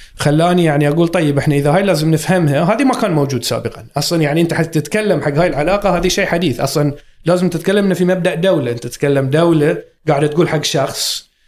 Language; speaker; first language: Arabic; native; Arabic